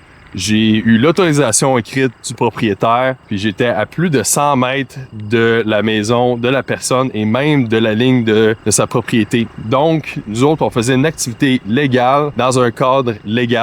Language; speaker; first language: French; native; French